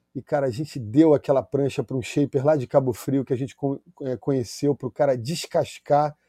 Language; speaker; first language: Portuguese; native; Portuguese